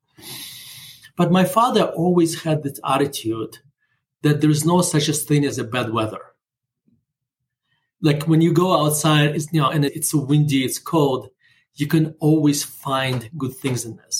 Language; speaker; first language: English; non-native, fluent; Russian